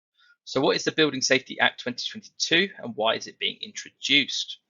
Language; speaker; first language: English; native; English